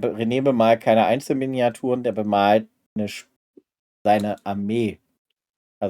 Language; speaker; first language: German; native; German